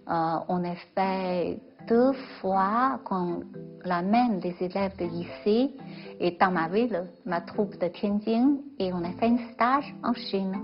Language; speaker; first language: French; non-native, fluent; Chinese